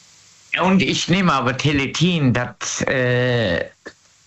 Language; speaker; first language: German; native; German